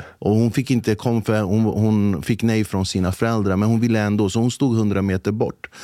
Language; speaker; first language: Swedish; early bilingual, other home language; Kurdish